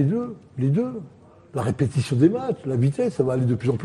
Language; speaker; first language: French; non-native, local second language; Arabic